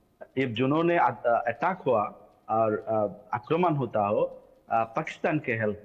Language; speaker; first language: Hindi; non-native, learner; Bangla